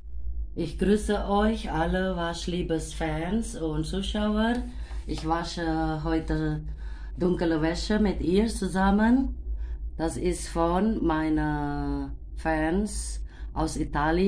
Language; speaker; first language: German; non-native, fluent; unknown